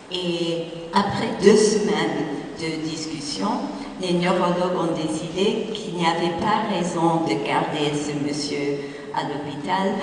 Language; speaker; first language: French; non-native, fluent; English